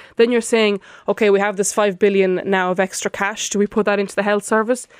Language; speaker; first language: English; non-native, fluent; Lithuanian